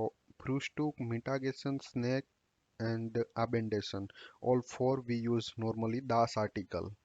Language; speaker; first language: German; non-native, learner; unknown